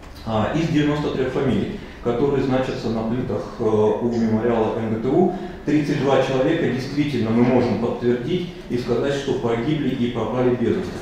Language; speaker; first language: Russian; native; Russian